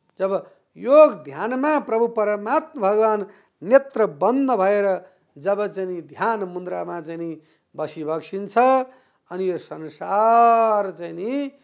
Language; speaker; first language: Nepali; native; Nepali